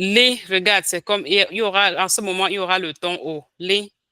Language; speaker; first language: French; non-native, local second language; Ghomala